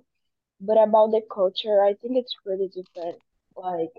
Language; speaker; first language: English; non-native, fluent; Portuguese